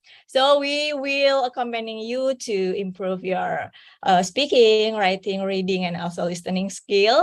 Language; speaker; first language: English; non-native, fluent; Indonesian